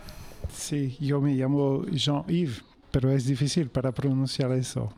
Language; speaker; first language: Spanish; non-native, fluent; French